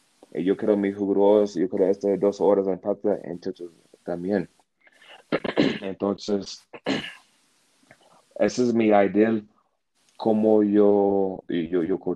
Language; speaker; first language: Spanish; non-native, learner; English